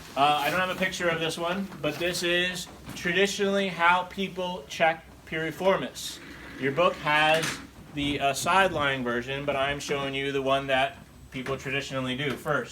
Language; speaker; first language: English; native; English